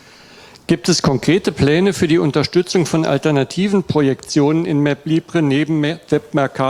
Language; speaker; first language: German; native; German